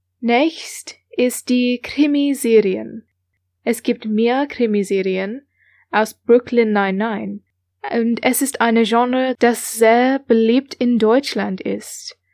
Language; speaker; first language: German; non-native, learner; English